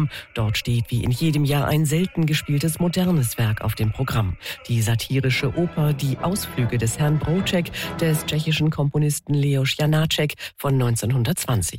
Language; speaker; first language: German; native; German